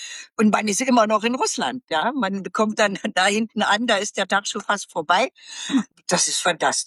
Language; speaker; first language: German; native; German